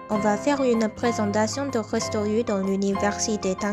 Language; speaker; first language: French; non-native, learner; Chinese